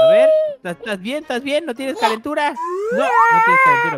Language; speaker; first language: Spanish; native; Spanish